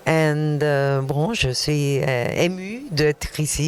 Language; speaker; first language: French; non-native, fluent; Arabic